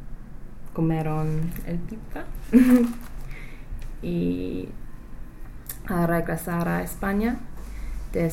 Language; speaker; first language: Spanish; non-native, learner; English